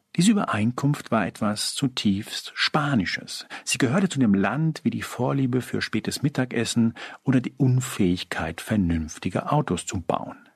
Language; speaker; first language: German; early bilingual, other home language; Spanish